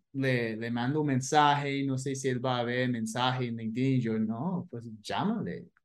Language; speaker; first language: Spanish; non-native, fluent; English